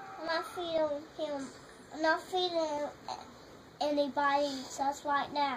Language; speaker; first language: English; native; English